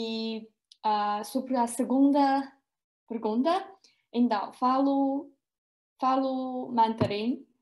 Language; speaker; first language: Portuguese; non-native, fluent; Chinese